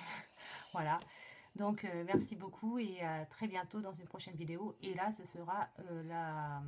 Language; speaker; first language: French; native; French